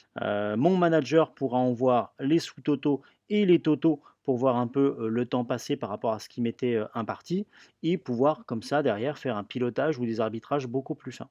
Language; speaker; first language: French; native; French